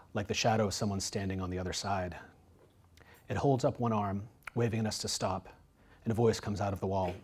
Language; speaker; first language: English; native; English